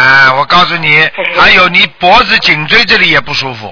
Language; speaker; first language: Chinese; native; Chinese